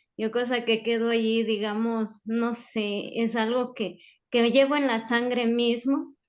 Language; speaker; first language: Spanish; native; Spanish